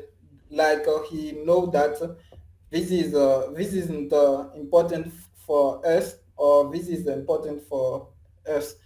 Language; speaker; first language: English; non-native, learner; French